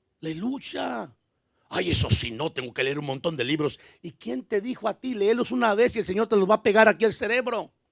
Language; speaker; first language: Spanish; native; Spanish